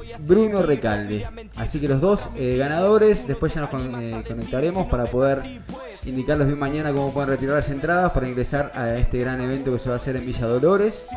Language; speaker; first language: Spanish; native; Spanish